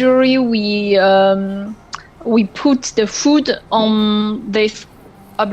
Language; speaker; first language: English; non-native, learner; French